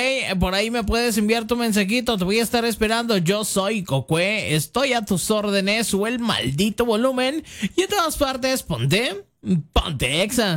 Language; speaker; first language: Spanish; native; Spanish